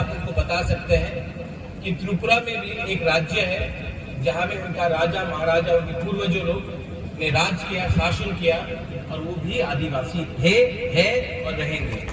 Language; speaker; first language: Hindi; non-native, local second language; Kok Borok